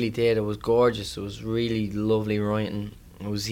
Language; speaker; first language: English; native; English